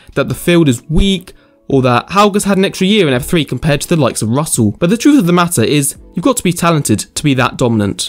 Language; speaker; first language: English; native; English